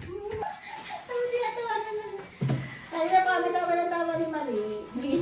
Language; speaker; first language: Filipino; non-native, local second language; Bikol